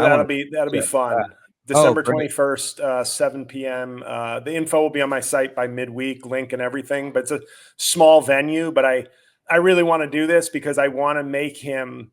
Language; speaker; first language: English; native; English